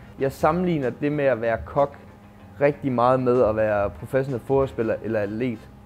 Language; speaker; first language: Danish; native; Danish